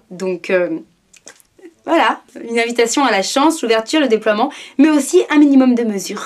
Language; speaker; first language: French; native; French